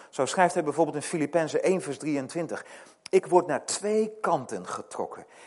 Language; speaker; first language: Dutch; native; Dutch